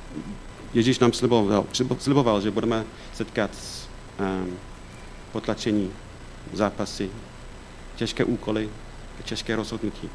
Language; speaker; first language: Czech; non-native, fluent; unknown